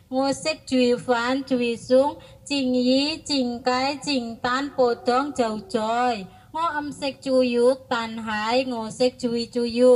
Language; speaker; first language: Cantonese; non-native, learner; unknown